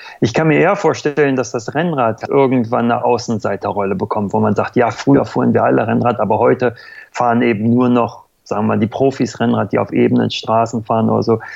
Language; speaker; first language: German; native; German